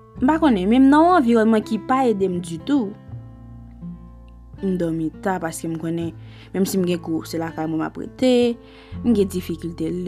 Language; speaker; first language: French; non-native, local second language; Haitian Creole